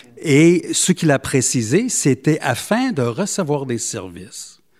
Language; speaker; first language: French; non-native, local second language; English